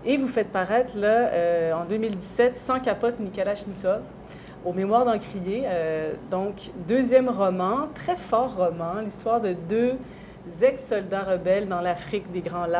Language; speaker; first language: French; native; French